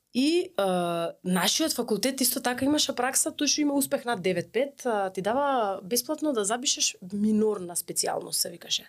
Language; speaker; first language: Macedonian; native; Macedonian